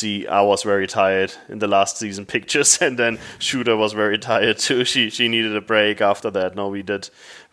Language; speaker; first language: English; non-native, fluent; German